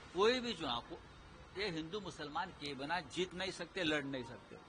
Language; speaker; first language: Hindi; non-native, local second language; Marathi